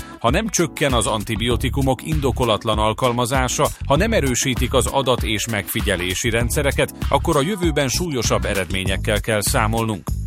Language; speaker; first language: Hungarian; native; Hungarian